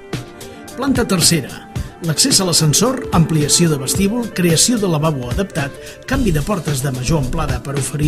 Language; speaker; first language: Catalan; native; Catalan